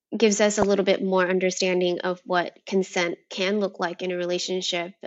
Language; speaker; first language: English; native; English